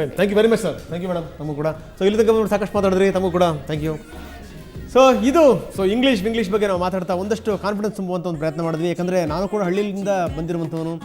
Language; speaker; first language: Kannada; native; Kannada